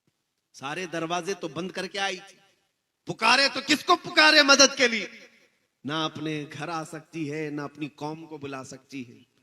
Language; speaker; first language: Hindi; native; Hindi